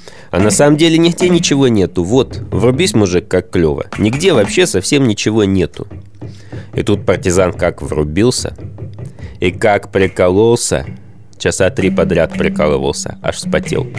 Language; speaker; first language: Russian; native; Russian